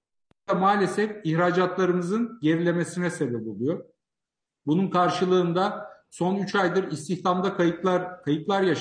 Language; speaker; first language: Turkish; native; Turkish